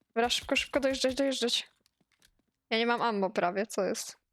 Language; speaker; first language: Polish; native; Polish